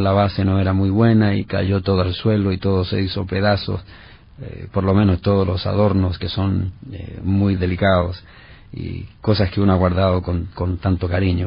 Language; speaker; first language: Spanish; native; Spanish